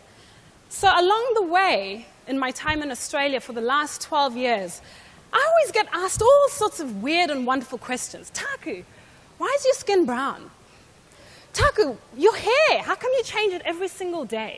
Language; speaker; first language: English; non-native, local second language; Shona